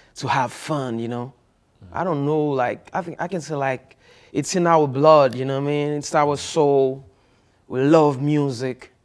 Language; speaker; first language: English; non-native, fluent; Haitian Creole